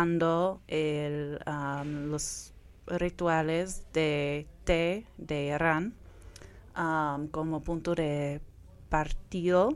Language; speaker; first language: Spanish; non-native, fluent; English